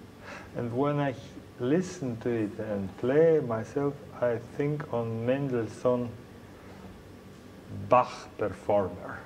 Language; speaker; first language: English; non-native, learner; Russian